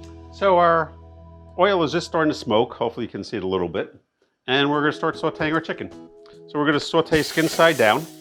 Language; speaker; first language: English; native; English